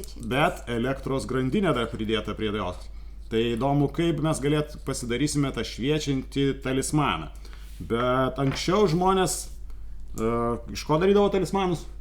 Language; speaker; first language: Lithuanian; native; Lithuanian